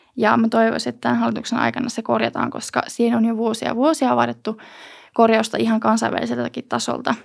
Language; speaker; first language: Finnish; native; Finnish